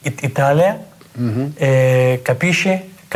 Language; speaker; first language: Italian; non-native, learner; Russian